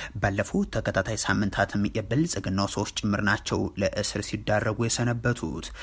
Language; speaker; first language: Amharic; native; Amharic